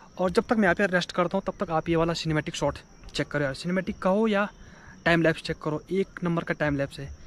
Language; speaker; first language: Hindi; native; Hindi